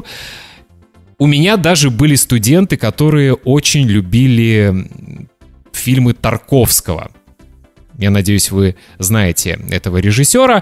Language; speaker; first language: Russian; native; Russian